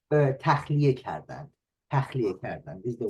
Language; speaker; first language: Persian; native; Persian